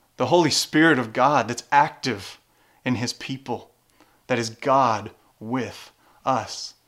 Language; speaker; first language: English; native; English